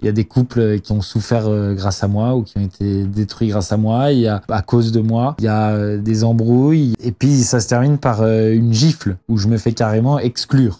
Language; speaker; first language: French; native; French